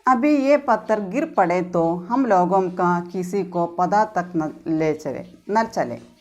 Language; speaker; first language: Hindi; non-native, local second language; Malayalam